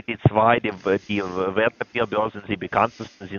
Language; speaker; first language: German; non-native, learner; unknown